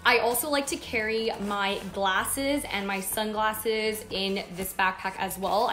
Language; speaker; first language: English; native; English